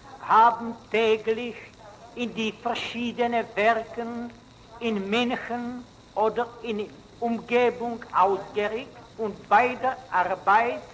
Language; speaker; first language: German; non-native, fluent; Czech